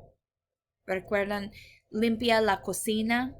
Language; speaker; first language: Spanish; non-native, fluent; English